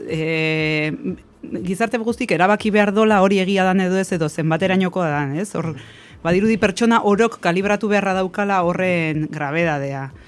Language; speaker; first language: Basque; native; Basque